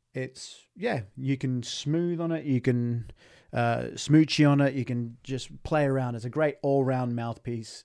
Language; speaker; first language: English; native; English